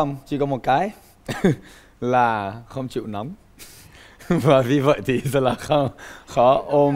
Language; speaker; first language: Vietnamese; non-native, fluent; Romanian